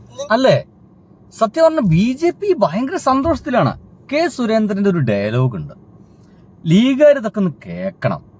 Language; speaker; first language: Malayalam; native; Malayalam